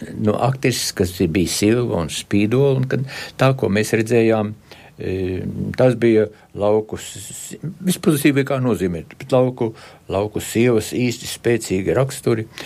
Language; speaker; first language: Latvian; native; Latvian